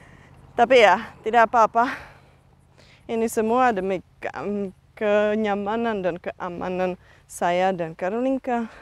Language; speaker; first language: Indonesian; non-native, fluent; Czech